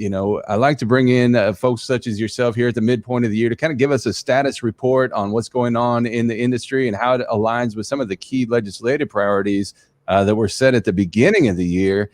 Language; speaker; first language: English; native; English